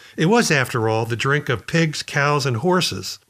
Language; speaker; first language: English; native; English